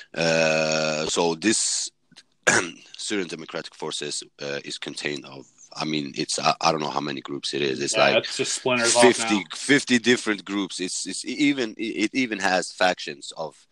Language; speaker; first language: English; early bilingual, heritage; Swedish